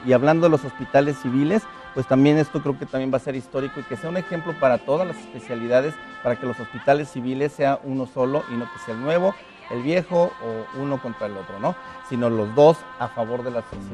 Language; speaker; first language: Spanish; native; Spanish